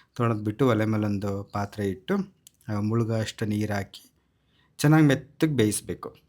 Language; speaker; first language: Kannada; native; Kannada